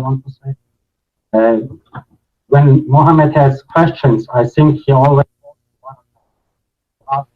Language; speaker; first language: English; non-native, learner; Bosnian